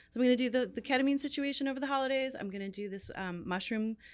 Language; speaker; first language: English; native; English